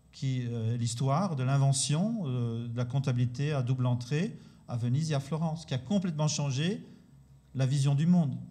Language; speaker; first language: French; native; French